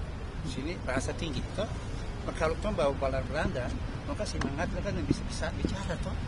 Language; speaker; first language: Indonesian; early bilingual, heritage; Indonesian